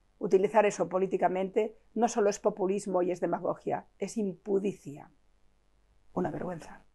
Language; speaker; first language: Spanish; non-native, local second language; Catalan